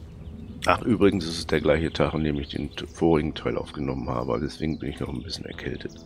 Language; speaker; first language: German; native; German